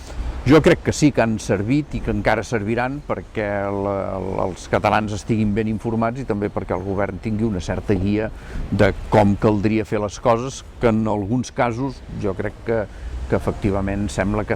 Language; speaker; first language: Catalan; native; Catalan